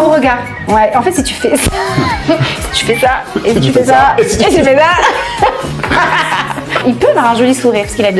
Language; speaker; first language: French; native; French